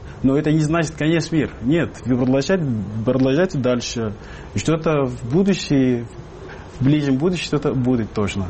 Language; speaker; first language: Russian; non-native, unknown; Arabic